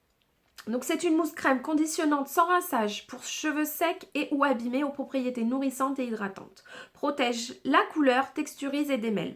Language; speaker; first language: French; native; French